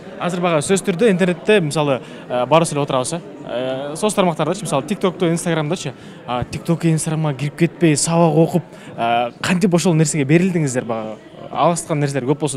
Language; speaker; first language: Kyrgyz; native; Kyrgyz